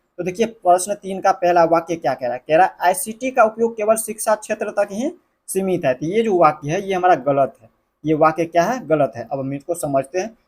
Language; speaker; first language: Hindi; native; Hindi